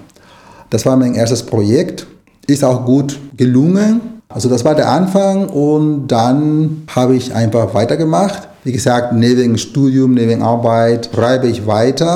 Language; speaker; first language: German; non-native, fluent; Spanish